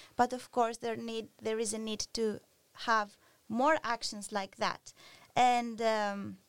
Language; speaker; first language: English; non-native, fluent; Greek